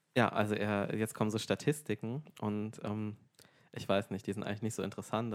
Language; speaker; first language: German; native; German